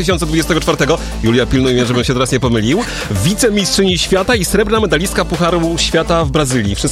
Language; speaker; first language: Polish; native; Polish